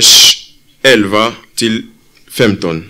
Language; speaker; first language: Swedish; non-native, fluent; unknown